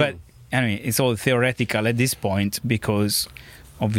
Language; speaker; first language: English; non-native, fluent; Italian